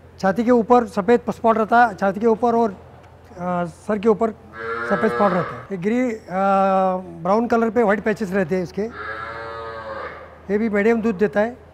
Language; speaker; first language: Hindi; non-native, local second language; Marathi